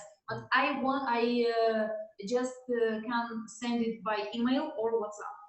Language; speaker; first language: English; non-native, learner; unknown